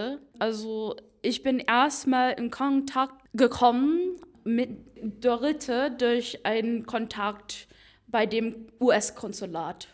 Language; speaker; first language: German; non-native, fluent; English